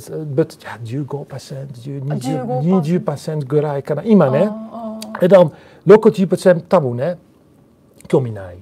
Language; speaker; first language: Japanese; non-native, learner; Dutch